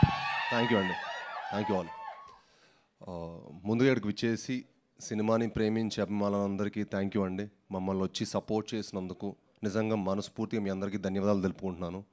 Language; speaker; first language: Telugu; native; Telugu